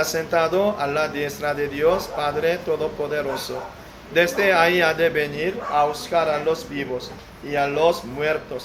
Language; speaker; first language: Spanish; non-native, learner; Korean